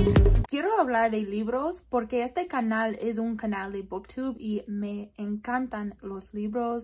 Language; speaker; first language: Spanish; non-native, learner; English